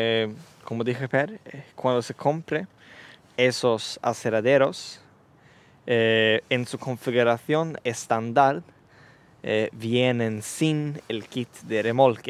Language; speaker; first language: Spanish; non-native, learner; Swedish